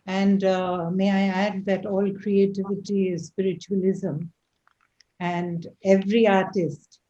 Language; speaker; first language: English; non-native, local second language; Hindi